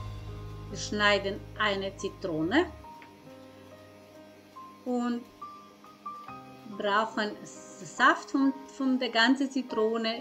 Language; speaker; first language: German; non-native, fluent; Croatian